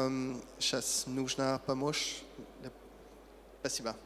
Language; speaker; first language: Russian; non-native, learner; French